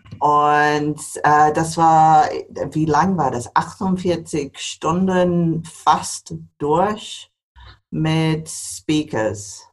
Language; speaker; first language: German; non-native, fluent; English